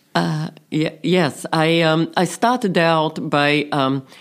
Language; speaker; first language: English; non-native, fluent; Portuguese